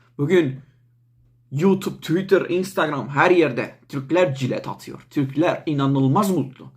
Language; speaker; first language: Turkish; non-native, local second language; Kurdish